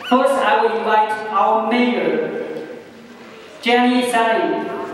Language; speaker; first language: English; non-native, fluent; Chinese